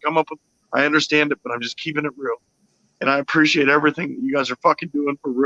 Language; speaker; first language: English; native; English